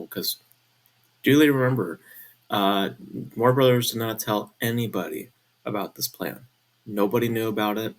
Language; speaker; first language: English; native; English